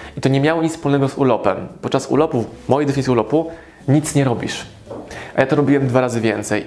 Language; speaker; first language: Polish; native; Polish